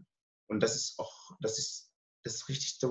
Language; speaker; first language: German; non-native, learner; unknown